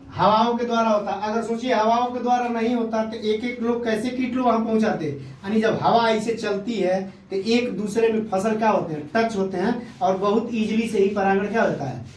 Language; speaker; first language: Hindi; native; Hindi